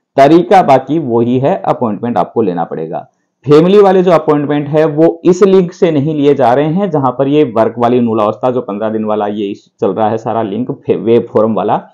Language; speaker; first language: Hindi; native; Hindi